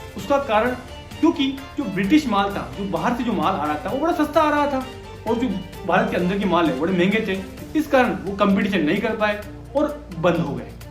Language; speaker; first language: Hindi; non-native, local second language; Bangla